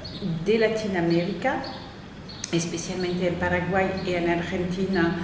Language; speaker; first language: Spanish; non-native, fluent; French